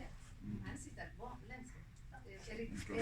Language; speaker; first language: Swedish; non-native, fluent; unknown